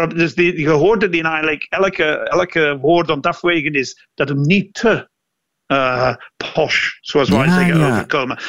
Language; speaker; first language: Dutch; non-native, fluent; English